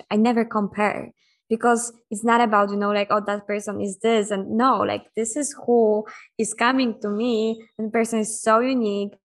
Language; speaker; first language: English; non-native, fluent; Polish